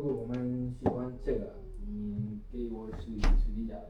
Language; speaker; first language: Chinese; non-native, learner; Sinhala